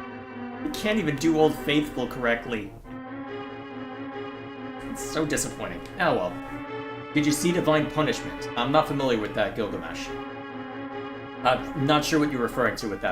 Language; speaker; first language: English; native; English